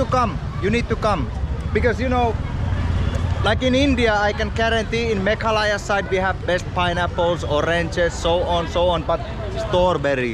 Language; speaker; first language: English; non-native, fluent; Finnish